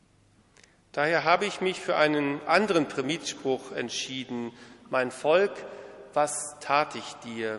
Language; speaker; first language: German; native; German